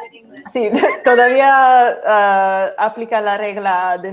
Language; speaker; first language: Spanish; non-native, fluent; English